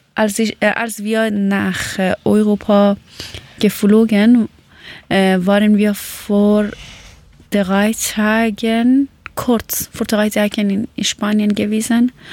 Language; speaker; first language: German; non-native, learner; Persian